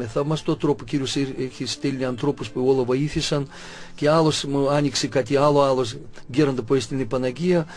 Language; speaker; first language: Greek; non-native, fluent; Russian